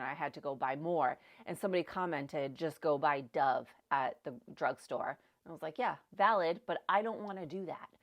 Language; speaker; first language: English; native; English